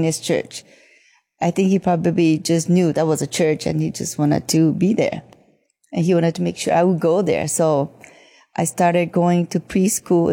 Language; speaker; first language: English; non-native, fluent; Japanese